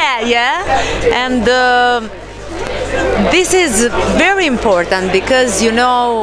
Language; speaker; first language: English; non-native, learner; Albanian